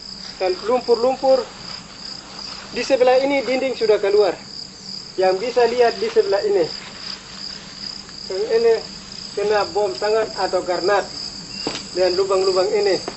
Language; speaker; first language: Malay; non-native, local second language; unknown